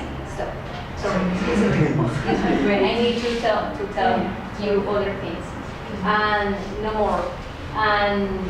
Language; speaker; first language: English; non-native, learner; Spanish